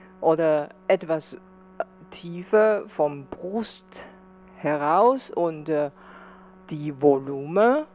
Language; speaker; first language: German; non-native, fluent; Chinese